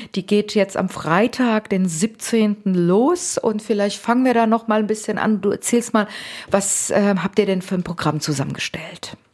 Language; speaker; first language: German; native; German